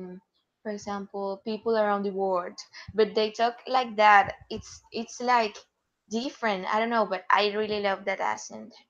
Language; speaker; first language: English; non-native, learner; Spanish